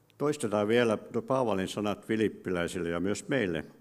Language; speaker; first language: Finnish; native; Finnish